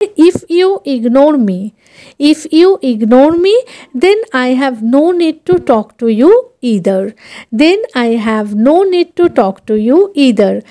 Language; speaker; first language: English; non-native, local second language; Bangla